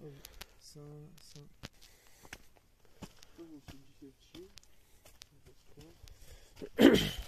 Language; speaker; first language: French; native; French